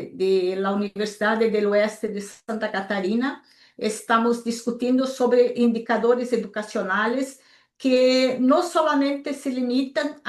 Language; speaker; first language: Spanish; non-native, local second language; Portuguese